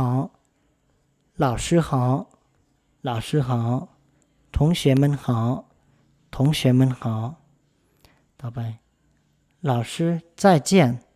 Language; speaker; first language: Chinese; non-native, fluent; Lao